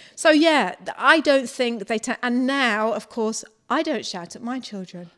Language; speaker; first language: English; native; English